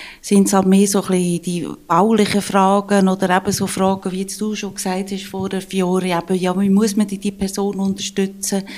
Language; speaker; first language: German; native; German